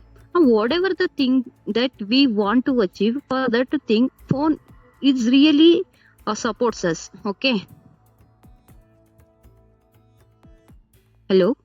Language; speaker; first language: English; non-native, learner; Kannada